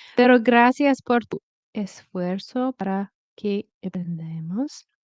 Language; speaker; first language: Spanish; non-native, learner; English